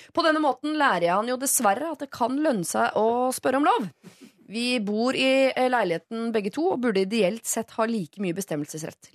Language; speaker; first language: Norwegian; native; Norwegian